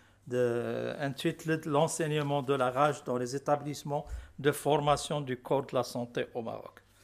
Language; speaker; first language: French; non-native, local second language; Arabic